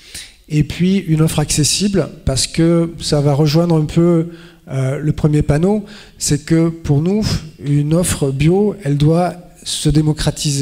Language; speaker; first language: French; native; French